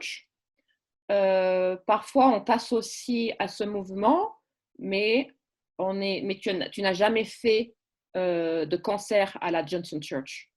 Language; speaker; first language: French; native; French